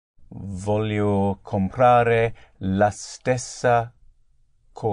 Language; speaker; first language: Italian; non-native, learner; English